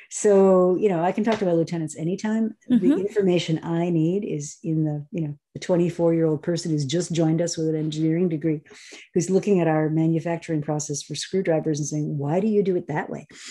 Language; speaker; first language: English; native; English